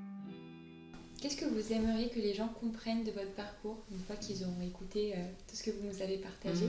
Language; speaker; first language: French; native; French